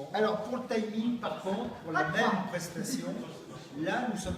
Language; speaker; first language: French; native; French